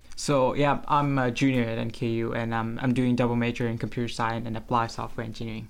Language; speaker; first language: English; non-native, fluent; Vietnamese